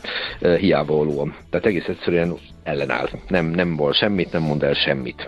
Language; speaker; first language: Hungarian; native; Hungarian